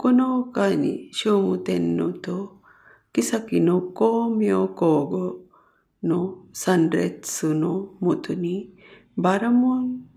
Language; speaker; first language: Japanese; non-native, fluent; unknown